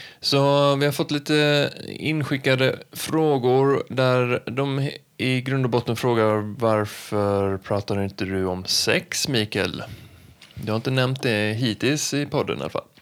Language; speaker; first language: Swedish; native; Swedish